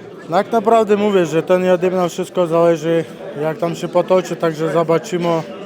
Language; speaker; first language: Polish; non-native, fluent; Ukrainian